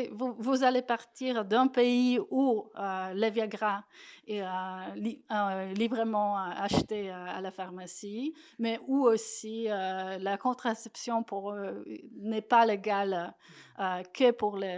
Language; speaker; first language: French; non-native, fluent; Polish